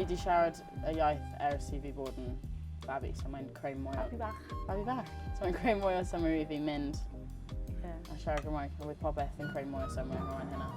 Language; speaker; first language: Welsh; native; Welsh